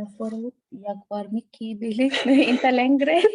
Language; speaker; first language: Swedish; non-native, learner; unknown